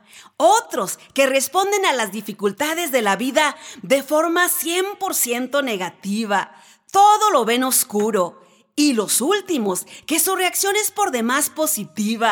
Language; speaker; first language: Spanish; native; Spanish